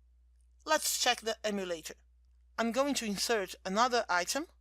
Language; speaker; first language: English; non-native, fluent; Portuguese